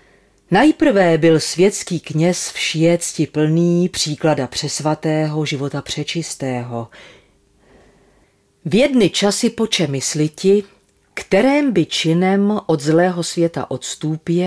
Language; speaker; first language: Czech; native; Czech